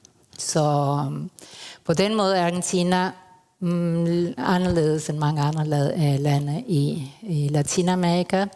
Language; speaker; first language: Danish; non-native, fluent; Spanish